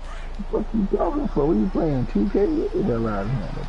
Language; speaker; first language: English; native; English